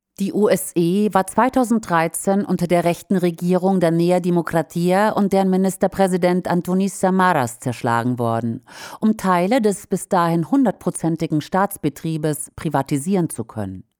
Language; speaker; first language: German; native; German